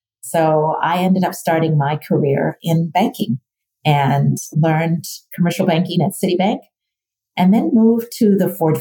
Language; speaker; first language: English; native; English